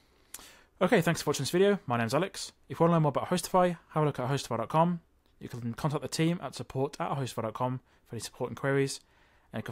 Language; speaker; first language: English; native; English